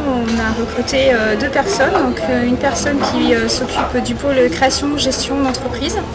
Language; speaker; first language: French; native; French